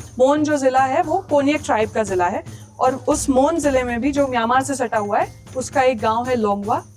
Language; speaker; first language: Hindi; native; Hindi